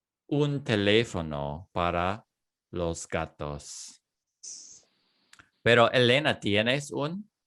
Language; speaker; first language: Spanish; non-native, fluent; English